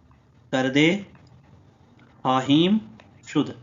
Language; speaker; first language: Persian; non-native, fluent; Urdu